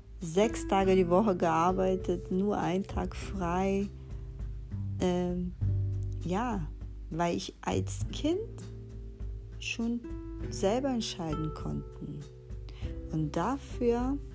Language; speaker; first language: German; non-native, fluent; Portuguese